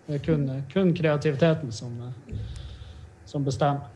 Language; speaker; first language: Norwegian; native; Norwegian